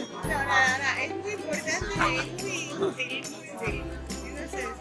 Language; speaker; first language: Spanish; non-native, fluent; Greek